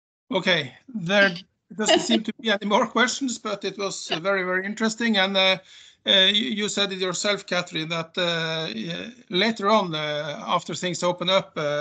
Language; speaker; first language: English; non-native, fluent; Norwegian